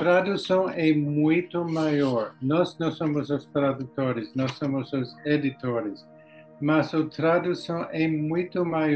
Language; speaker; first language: Portuguese; non-native, learner; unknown